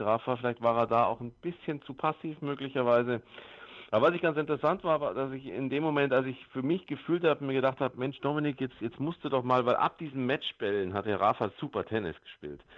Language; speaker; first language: German; native; German